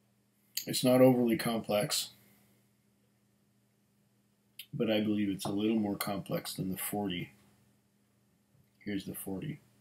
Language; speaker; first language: English; native; English